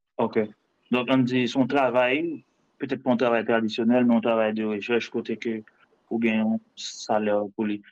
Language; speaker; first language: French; non-native, local second language; Haitian Creole